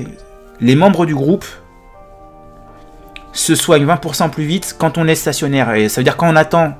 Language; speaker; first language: French; native; French